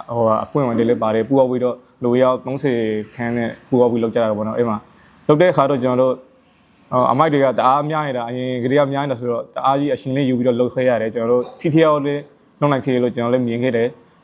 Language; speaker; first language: Burmese; native; Burmese